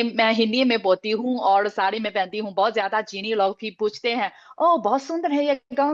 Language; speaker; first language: Hindi; non-native, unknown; Chinese